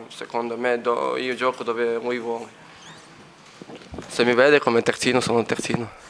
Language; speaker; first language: Italian; non-native, learner; Serbian